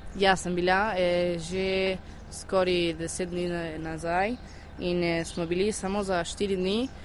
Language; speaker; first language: Slovenian; early bilingual, heritage; Slovenian